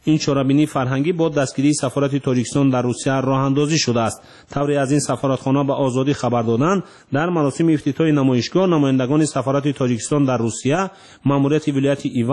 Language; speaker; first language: Tajik; native; Tajik